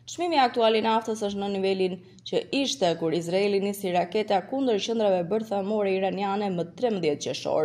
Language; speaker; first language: Albanian; native; Albanian